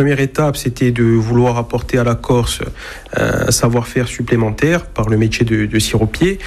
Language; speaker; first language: French; native; French